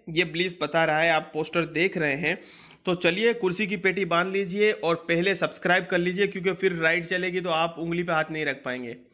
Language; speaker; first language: Hindi; non-native, local second language; Gujarati